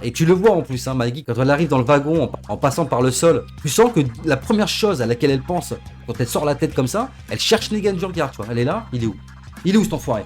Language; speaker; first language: French; native; French